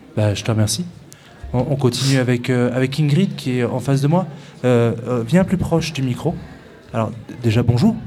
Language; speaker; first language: French; native; French